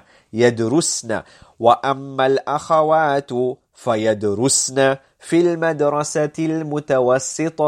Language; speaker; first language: Arabic; non-native, fluent; English